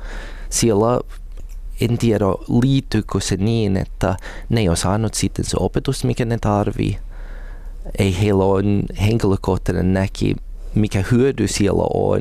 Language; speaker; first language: Finnish; non-native, learner; English